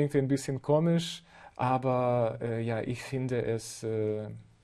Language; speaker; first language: German; non-native, fluent; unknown